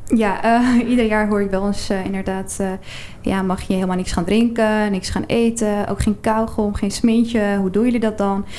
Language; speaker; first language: Dutch; early bilingual, other home language; Arabic